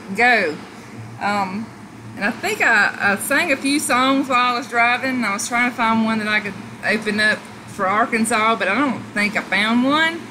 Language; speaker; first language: English; native; English